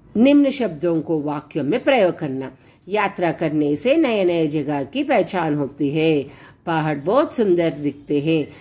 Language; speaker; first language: Hindi; non-native, local second language; Telugu